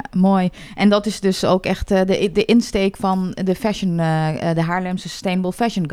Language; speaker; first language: Dutch; native; Dutch